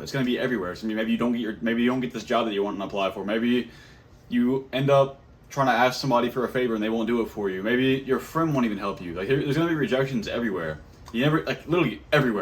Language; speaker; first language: English; native; English